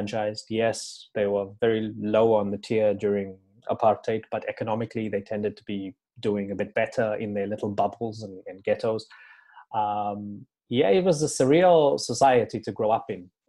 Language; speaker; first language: English; native; English